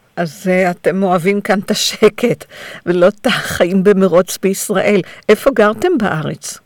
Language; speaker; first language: Hebrew; native; Hebrew